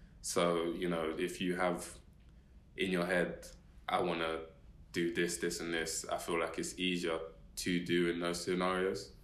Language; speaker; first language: English; native; English